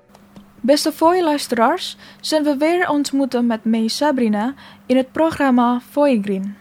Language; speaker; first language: Dutch; non-native, fluent; Indonesian